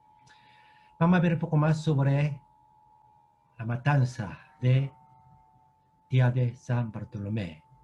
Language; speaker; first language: Spanish; non-native, fluent; Korean